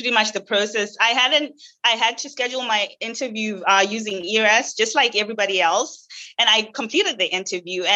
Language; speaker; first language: English; non-native, local second language; Shona